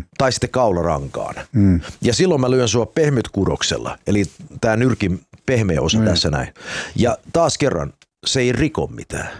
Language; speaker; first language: Finnish; early bilingual, heritage; Finnish